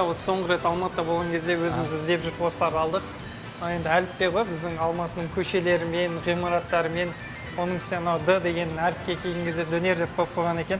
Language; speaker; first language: Kazakh; native; Kazakh